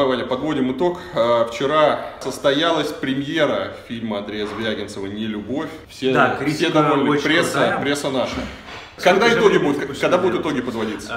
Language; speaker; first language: Russian; native; Russian